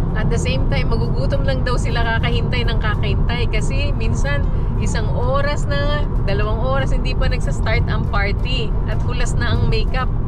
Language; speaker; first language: Filipino; native; Filipino